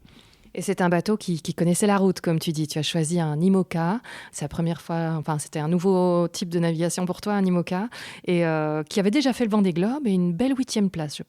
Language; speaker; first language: French; native; French